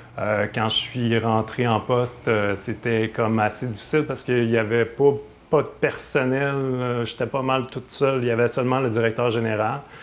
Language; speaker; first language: French; native; French